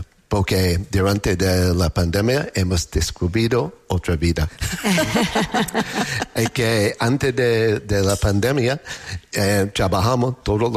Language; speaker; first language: Spanish; non-native, learner; English